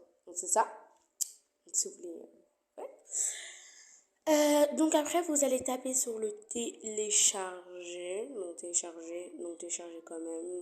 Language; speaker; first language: French; native; French